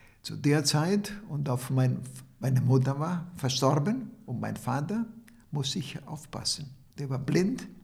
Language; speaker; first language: German; non-native, fluent; Italian